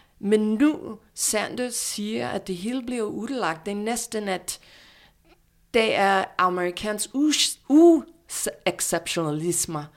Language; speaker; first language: Danish; non-native, fluent; English